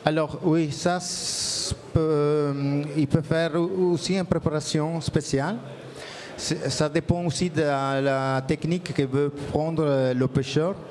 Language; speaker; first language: French; non-native, learner; Italian